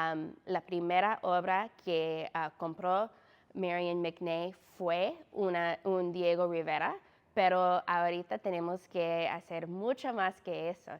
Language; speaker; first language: Spanish; non-native, fluent; English